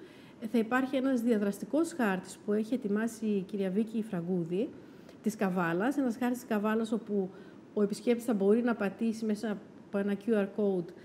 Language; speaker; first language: Greek; native; Greek